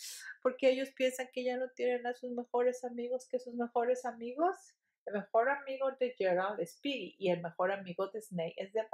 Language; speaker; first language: Spanish; early bilingual, heritage; Spanish